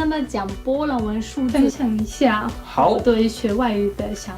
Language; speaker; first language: Chinese; non-native, fluent; Polish